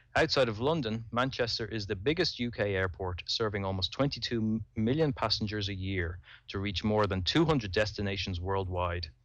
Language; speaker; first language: English; native; English